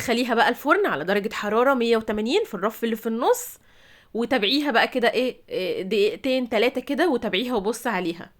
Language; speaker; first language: Arabic; native; Arabic